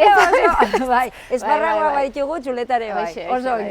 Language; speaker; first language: Basque; native; Basque